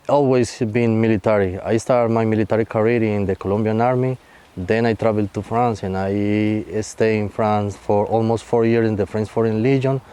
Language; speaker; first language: English; non-native, fluent; Spanish